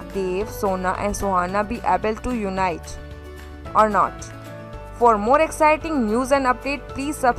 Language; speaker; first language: English; non-native, local second language; Hindi